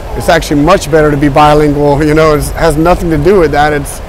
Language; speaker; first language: English; native; English